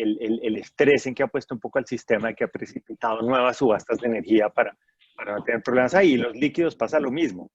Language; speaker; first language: Spanish; native; Spanish